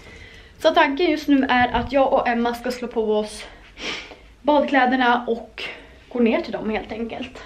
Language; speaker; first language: Swedish; native; Swedish